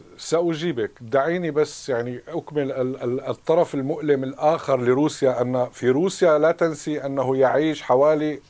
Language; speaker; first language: Arabic; native; Arabic